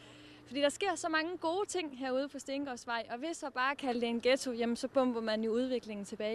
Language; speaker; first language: Danish; native; Danish